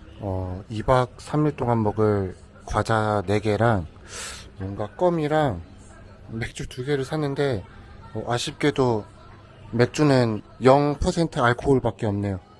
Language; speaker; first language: Korean; native; Korean